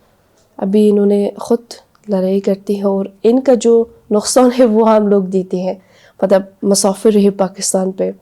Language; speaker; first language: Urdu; non-native, learner; Persian